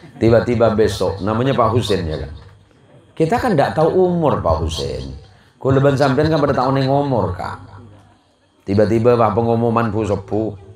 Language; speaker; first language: Indonesian; native; Indonesian